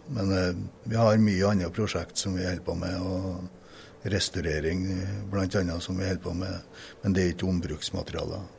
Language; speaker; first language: Norwegian; native; Norwegian